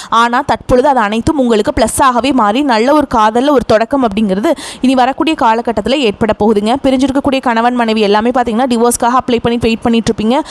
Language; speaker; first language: Tamil; native; Tamil